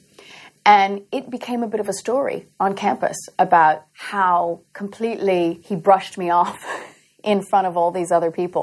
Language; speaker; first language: English; native; English